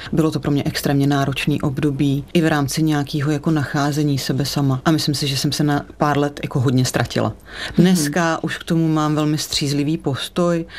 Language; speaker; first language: Czech; native; Czech